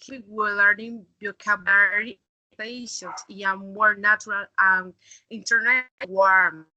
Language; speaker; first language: English; non-native, learner; Spanish